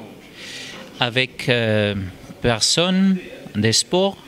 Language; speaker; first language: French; non-native, learner; German